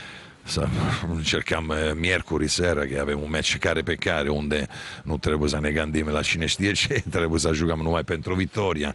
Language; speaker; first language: Romanian; non-native, fluent; Italian